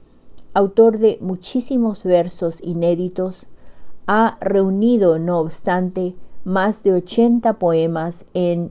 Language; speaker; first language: Spanish; native; Spanish